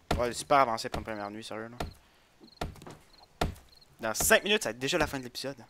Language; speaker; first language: French; native; French